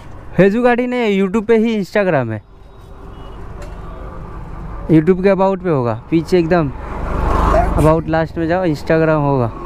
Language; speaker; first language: Hindi; native; Hindi